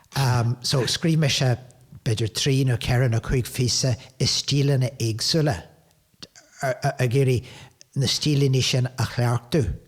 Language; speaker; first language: Irish; non-native, local second language; English